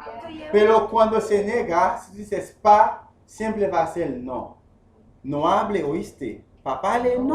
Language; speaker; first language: Spanish; non-native, fluent; Haitian Creole